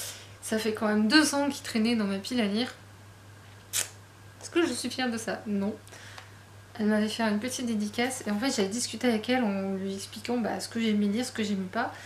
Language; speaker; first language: French; native; French